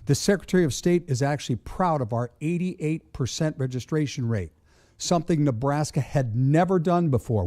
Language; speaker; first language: English; native; English